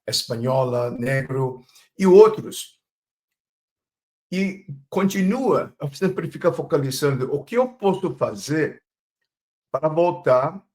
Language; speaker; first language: Portuguese; non-native, fluent; Chinese